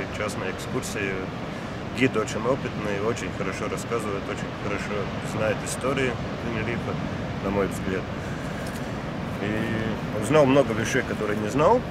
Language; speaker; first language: Russian; non-native, fluent; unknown